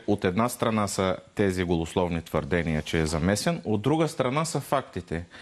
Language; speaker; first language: Bulgarian; non-native, local second language; Turkish